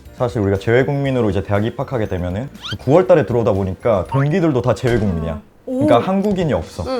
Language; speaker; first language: Korean; early bilingual, heritage; Korean